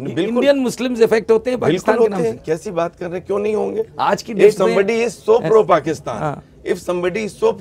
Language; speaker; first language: Hindi; native; Hindi